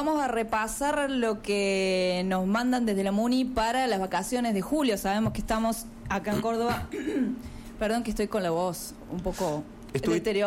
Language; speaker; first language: Spanish; native; Spanish